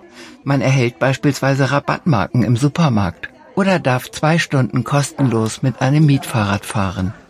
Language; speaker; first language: German; native; German